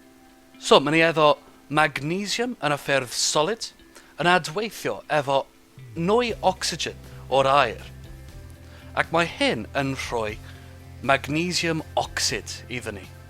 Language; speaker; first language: Welsh; non-native, local second language; English